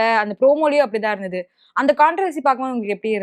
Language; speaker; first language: Tamil; native; Tamil